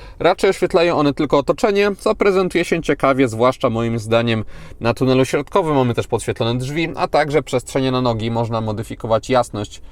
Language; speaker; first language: Polish; native; Polish